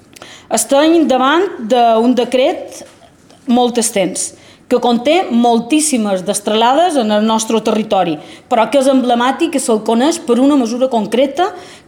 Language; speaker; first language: Catalan; native; Catalan